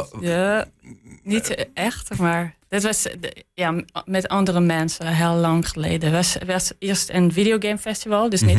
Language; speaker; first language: Dutch; non-native, learner; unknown